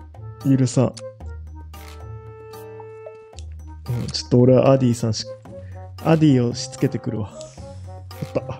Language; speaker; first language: Japanese; native; Japanese